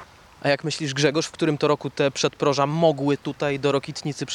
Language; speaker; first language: Polish; native; Polish